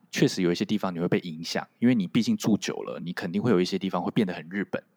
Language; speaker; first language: Chinese; non-native, local second language; Min Nan Chinese